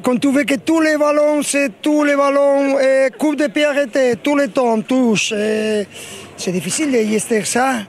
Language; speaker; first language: French; non-native, fluent; Spanish